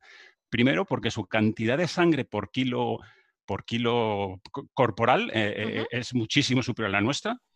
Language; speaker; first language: Spanish; native; Spanish